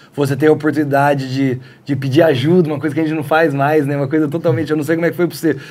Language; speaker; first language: Portuguese; early bilingual, heritage; Portuguese